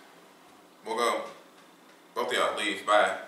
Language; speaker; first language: English; native; English